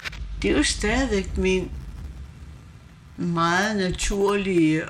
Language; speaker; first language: Danish; non-native, local second language; Kalaallisut